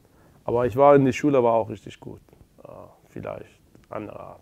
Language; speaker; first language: German; non-native, learner; Persian